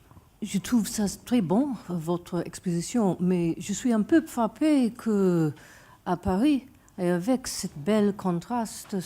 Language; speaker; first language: French; non-native, fluent; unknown